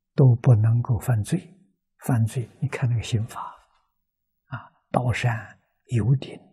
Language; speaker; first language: Chinese; native; Chinese